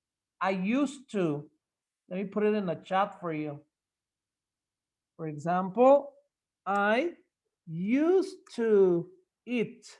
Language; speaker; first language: English; non-native, fluent; Spanish